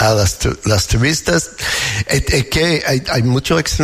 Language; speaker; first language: Spanish; non-native, learner; English